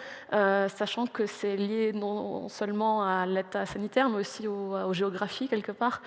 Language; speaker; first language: French; native; French